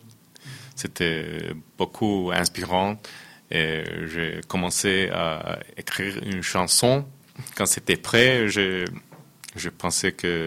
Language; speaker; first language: French; non-native, fluent; Finnish